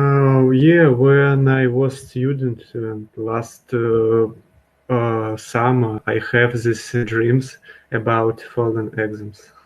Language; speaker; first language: English; non-native, learner; Russian